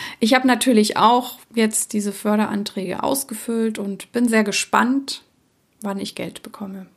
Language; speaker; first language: German; early bilingual, other home language; Czech